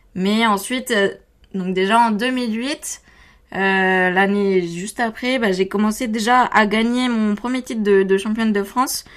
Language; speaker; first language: French; early bilingual, other home language; Romanian